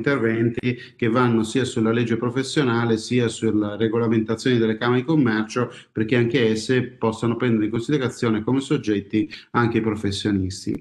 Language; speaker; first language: Italian; native; Italian